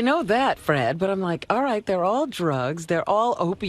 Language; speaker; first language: English; native; English